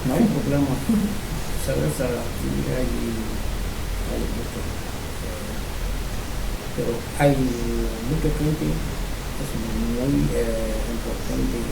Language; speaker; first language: Spanish; non-native, learner; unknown